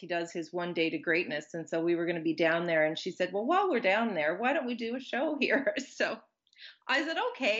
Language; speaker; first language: English; native; English